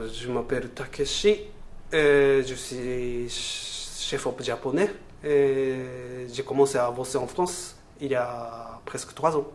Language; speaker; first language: French; non-native, fluent; Japanese